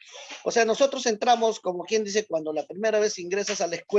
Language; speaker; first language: Spanish; native; Spanish